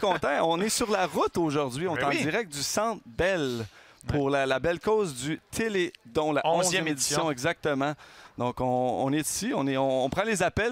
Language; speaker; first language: French; native; French